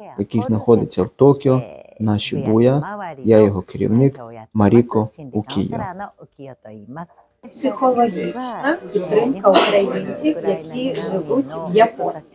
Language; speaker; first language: Ukrainian; non-native, fluent; Japanese